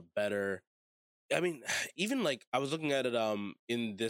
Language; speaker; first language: English; native; English